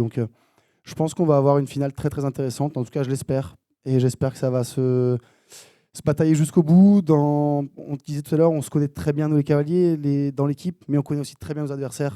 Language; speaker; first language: French; native; French